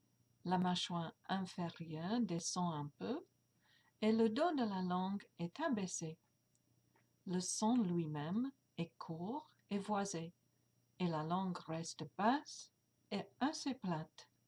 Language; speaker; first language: French; non-native, fluent; English